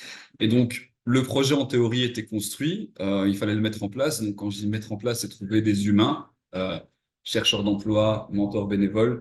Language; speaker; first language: French; native; French